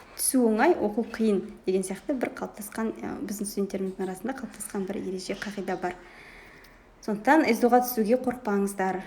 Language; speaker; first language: Kazakh; native; Kazakh